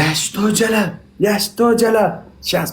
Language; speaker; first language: Russian; non-native, learner; Uzbek